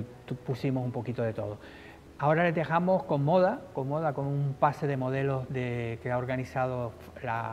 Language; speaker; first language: Spanish; native; Spanish